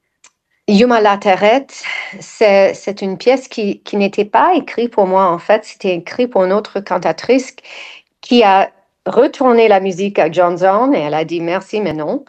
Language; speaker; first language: French; non-native, fluent; English